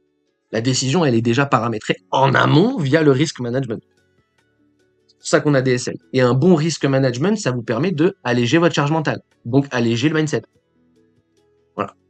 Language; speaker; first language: French; native; French